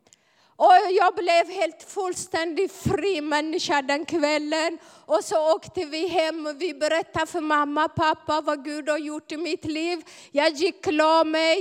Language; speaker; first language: Swedish; non-native, fluent; Amharic